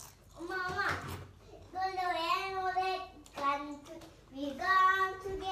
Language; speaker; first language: Korean; early bilingual, heritage; Korean